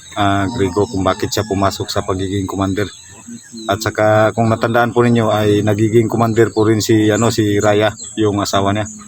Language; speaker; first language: Filipino; non-native, local second language; Cebuano